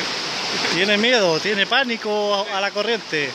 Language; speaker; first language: Spanish; native; Spanish